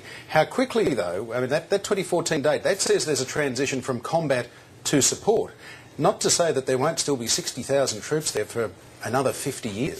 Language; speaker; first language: English; native; English